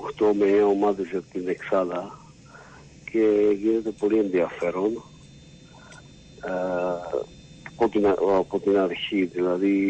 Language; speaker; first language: Greek; non-native, learner; Slovak